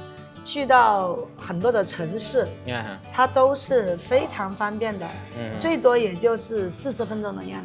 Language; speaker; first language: Chinese; native; Chinese